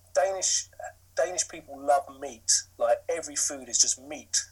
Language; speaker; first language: English; native; English